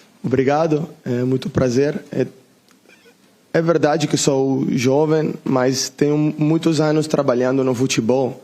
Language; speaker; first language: Portuguese; non-native, learner; Italian